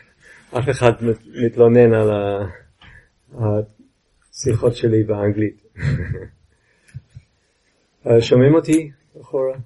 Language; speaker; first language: Hebrew; non-native, fluent; English